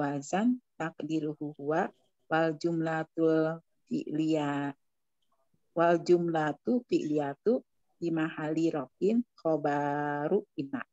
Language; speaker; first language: Arabic; non-native, learner; Indonesian